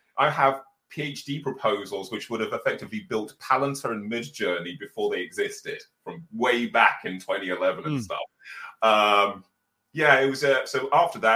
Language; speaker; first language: English; native; English